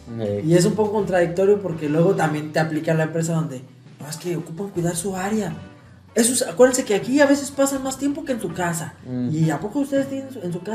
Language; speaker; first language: Spanish; native; Spanish